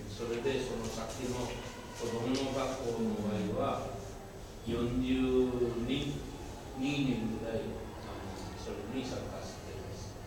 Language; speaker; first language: Japanese; non-native, learner; Bangla